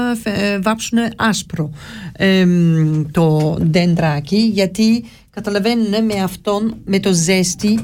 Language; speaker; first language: Greek; early bilingual, heritage; Greek